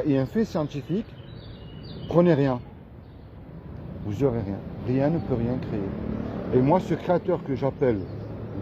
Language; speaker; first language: French; native; French